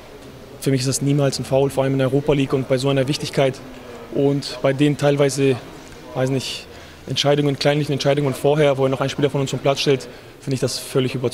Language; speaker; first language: German; native; German